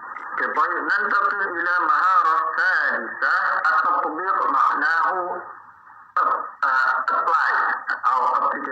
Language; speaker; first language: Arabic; non-native, fluent; Malay